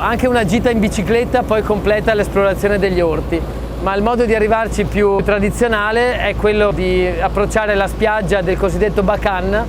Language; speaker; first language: Italian; native; Italian